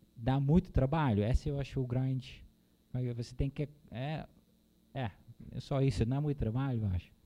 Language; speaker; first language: Portuguese; non-native, fluent; Dutch